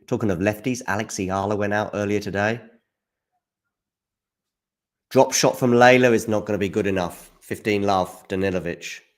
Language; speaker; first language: English; native; English